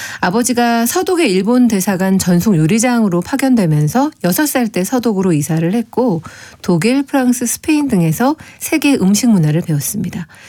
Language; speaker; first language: Korean; native; Korean